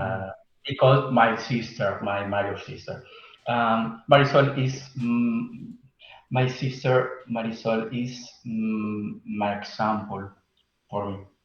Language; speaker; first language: English; non-native, learner; Spanish